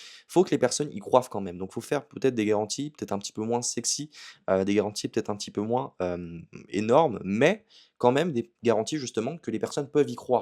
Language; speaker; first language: French; native; French